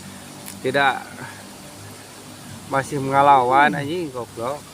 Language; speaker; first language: Indonesian; non-native, local second language; Sundanese